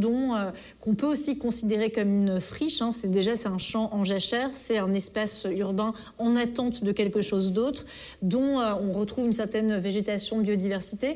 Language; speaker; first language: French; native; French